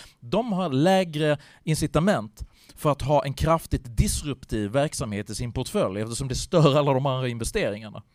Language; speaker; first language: Swedish; native; Swedish